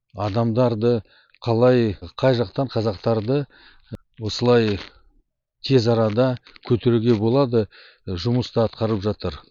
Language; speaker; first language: Kazakh; non-native, local second language; Russian